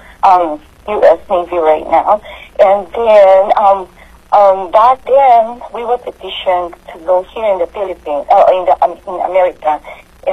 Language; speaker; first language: English; non-native, local second language; Filipino